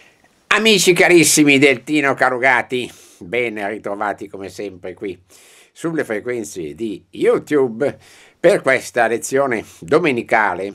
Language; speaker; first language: Italian; native; Italian